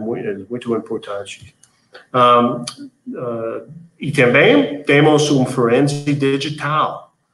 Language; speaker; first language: Portuguese; non-native, learner; English